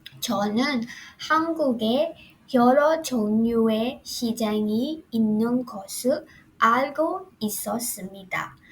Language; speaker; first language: Korean; non-native, fluent; Burmese